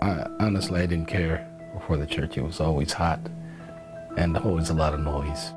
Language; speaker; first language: English; native; English